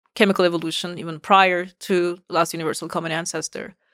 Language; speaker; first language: English; non-native, fluent; Turkish